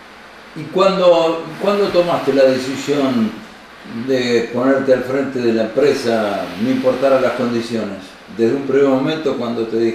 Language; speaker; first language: Spanish; native; Spanish